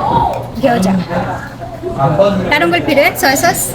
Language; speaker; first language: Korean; non-native, learner; Bangla